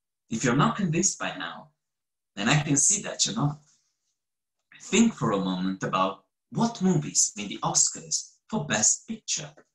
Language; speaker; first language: English; non-native, fluent; Romanian